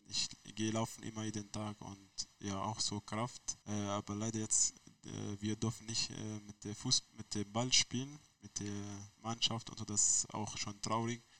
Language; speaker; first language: German; non-native, learner; Arabic